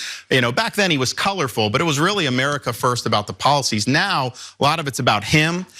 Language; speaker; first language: English; native; English